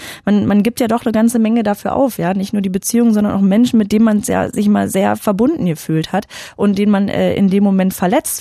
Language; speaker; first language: German; native; German